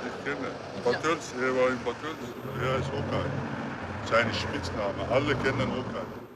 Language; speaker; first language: German; non-native, learner; Turkish